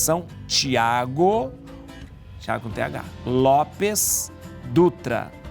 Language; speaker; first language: Portuguese; native; Portuguese